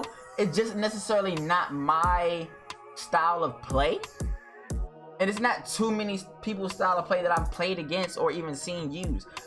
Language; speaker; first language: English; native; English